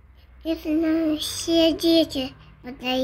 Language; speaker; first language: Russian; early bilingual, heritage; Russian